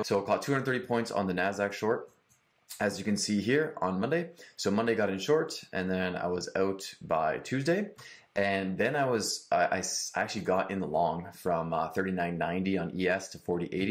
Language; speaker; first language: English; native; English